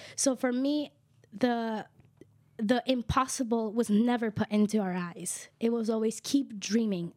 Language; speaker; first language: English; early bilingual, other home language; Kʼicheʼ